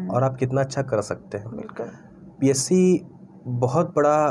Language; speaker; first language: Hindi; native; Hindi